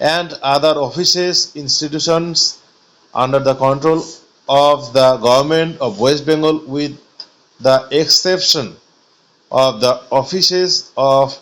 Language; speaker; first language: English; non-native, local second language; Bangla